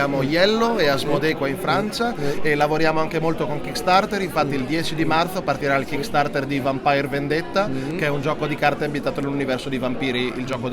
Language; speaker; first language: Italian; native; Italian